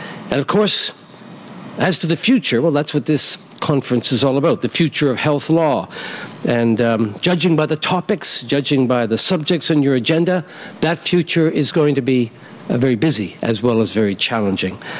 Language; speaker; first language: English; native; English